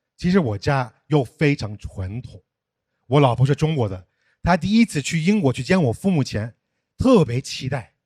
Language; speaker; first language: Chinese; non-native, fluent; English